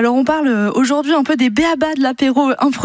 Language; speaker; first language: French; native; French